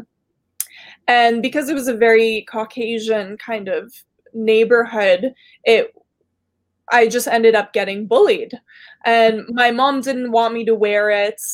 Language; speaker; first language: English; early bilingual, other home language; Arabic